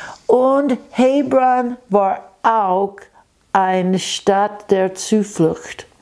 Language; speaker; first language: German; non-native, fluent; English